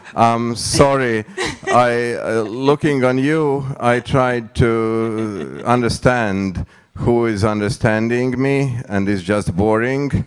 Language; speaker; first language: English; non-native, learner; Latvian